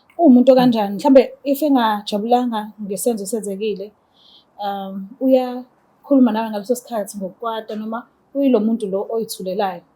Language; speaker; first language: Zulu; native; Zulu